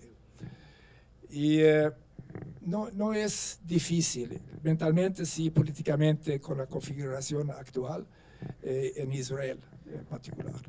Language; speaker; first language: Spanish; non-native, fluent; Swedish